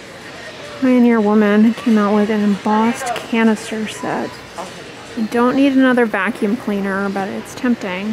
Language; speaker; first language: English; native; English